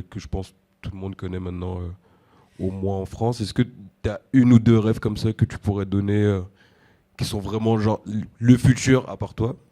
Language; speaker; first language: French; native; French